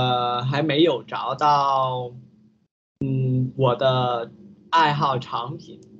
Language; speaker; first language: Chinese; non-native, learner; Vietnamese